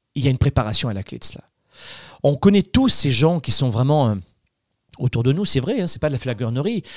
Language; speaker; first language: French; native; French